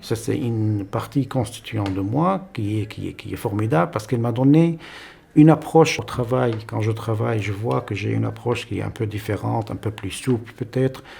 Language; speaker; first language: French; non-native, fluent; Arabic